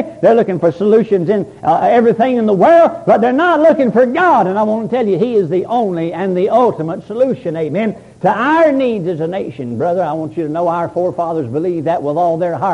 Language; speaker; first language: English; native; English